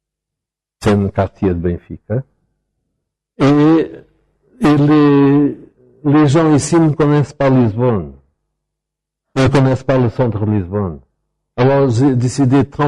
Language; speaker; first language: French; non-native, fluent; Portuguese